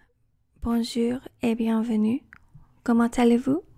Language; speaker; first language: French; non-native, learner; English